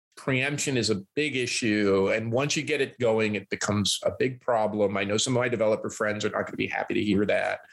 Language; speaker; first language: English; native; English